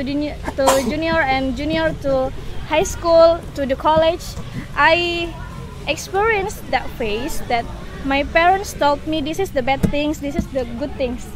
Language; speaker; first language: English; non-native, learner; Indonesian